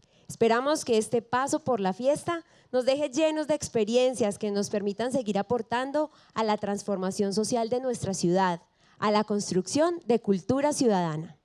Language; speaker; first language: Spanish; native; Spanish